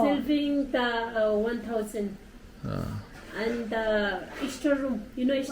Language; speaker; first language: English; non-native, learner; Nepali